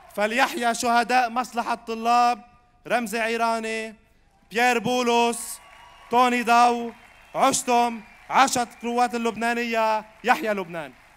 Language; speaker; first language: Arabic; native; Arabic